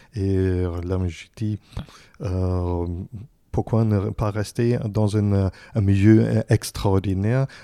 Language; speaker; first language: French; non-native, fluent; German